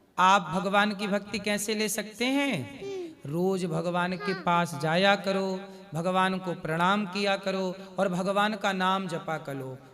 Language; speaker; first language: Hindi; native; Hindi